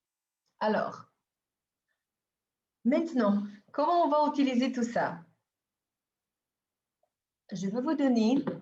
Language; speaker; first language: French; non-native, fluent; Bulgarian